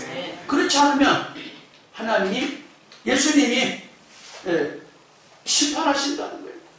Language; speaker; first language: Korean; native; Korean